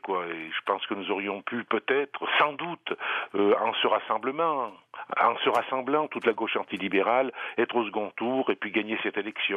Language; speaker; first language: French; native; French